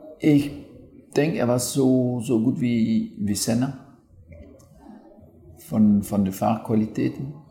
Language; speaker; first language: German; non-native, fluent; French